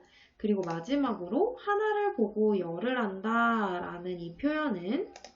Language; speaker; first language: Korean; native; Korean